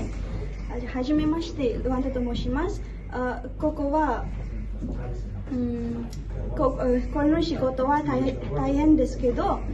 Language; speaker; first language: Japanese; non-native, learner; Garo